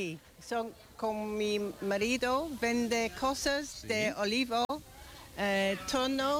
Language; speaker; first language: Spanish; non-native, learner; English